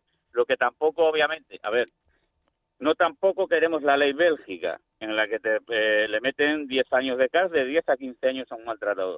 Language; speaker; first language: Spanish; native; Spanish